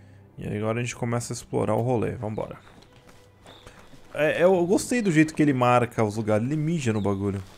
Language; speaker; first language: Portuguese; native; Portuguese